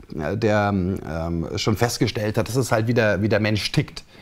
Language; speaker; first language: German; native; German